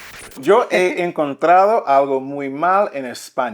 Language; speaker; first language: Spanish; non-native, learner; English